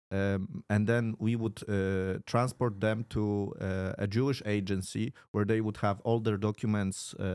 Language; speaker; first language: English; non-native, fluent; Polish